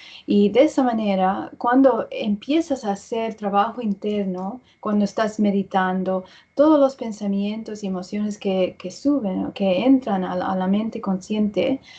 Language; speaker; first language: Spanish; early bilingual, heritage; English